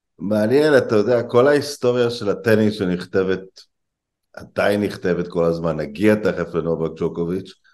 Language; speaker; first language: Hebrew; native; Hebrew